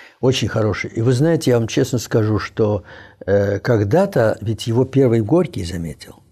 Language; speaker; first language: Russian; native; Russian